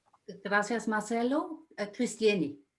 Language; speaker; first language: Spanish; non-native, fluent; German